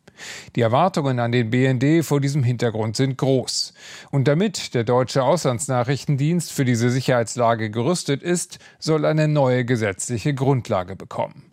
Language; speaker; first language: German; native; German